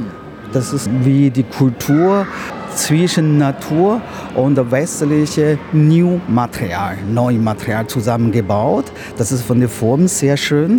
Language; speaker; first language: German; non-native, learner; Chinese